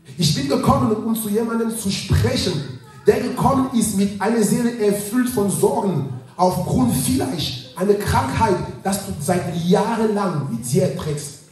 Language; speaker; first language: German; non-native, fluent; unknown